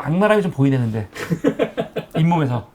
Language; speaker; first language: Korean; native; Korean